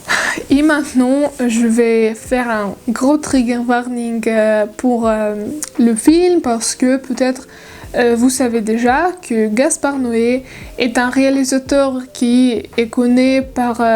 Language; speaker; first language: French; non-native, learner; Russian